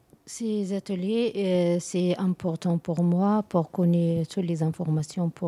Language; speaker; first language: French; non-native, learner; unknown